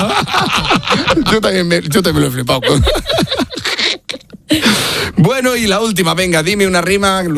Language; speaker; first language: Spanish; native; Spanish